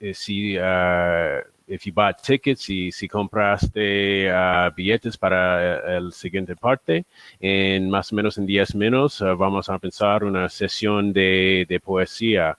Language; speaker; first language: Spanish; non-native, learner; English